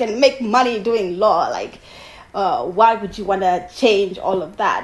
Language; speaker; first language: English; non-native, local second language; Ganda